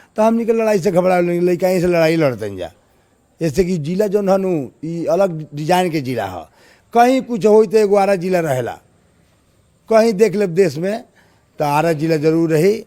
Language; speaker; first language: Bhojpuri; native; Bhojpuri